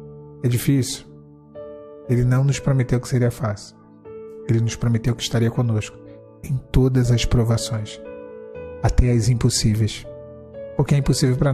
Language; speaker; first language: Portuguese; native; Portuguese